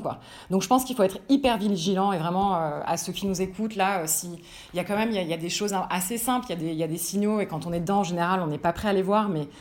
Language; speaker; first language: French; native; French